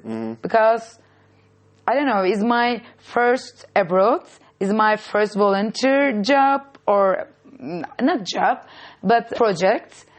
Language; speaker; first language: English; non-native, fluent; Turkish